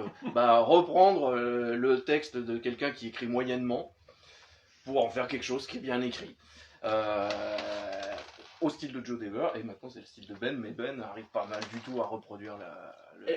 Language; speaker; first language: French; native; French